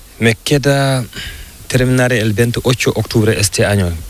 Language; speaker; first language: Spanish; non-native, learner; Fula